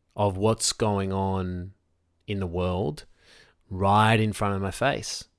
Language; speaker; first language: English; native; English